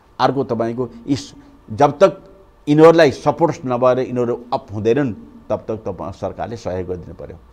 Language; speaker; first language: Nepali; native; Nepali